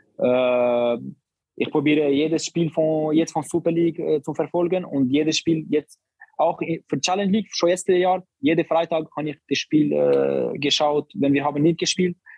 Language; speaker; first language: German; non-native, learner; Albanian